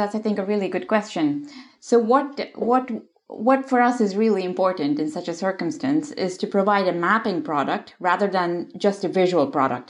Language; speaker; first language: English; non-native, local second language; Odia